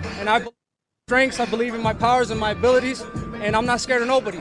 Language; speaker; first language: English; early bilingual, other home language; Spanish